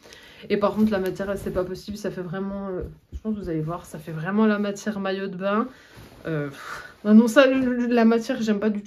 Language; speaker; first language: French; native; French